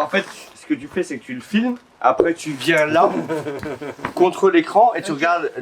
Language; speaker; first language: French; native; French